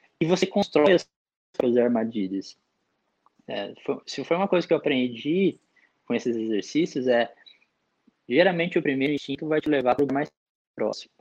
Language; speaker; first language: Portuguese; native; Portuguese